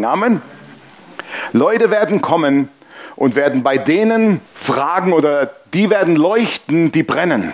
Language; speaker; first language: German; native; German